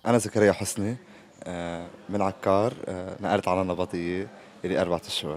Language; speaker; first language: Arabic; native; Arabic